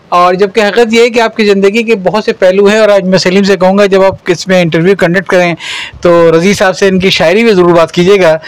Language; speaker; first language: Urdu; native; Urdu